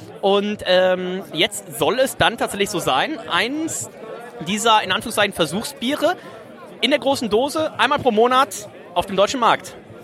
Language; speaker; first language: German; native; German